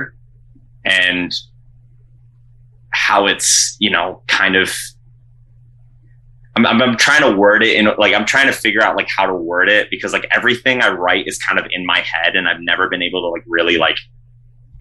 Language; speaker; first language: English; native; English